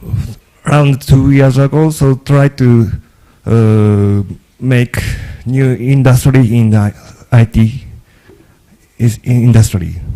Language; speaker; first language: English; non-native, learner; Japanese